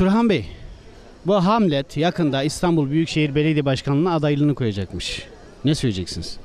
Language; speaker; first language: Turkish; native; Turkish